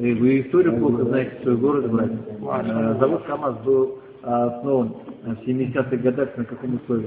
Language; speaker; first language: Russian; native; Russian